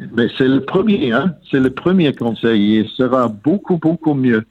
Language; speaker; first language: French; non-native, learner; English